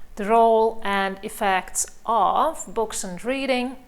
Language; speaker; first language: English; non-native, fluent; Hungarian